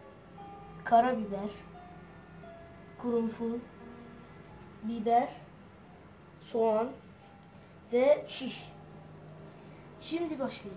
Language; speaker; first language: Turkish; non-native, learner; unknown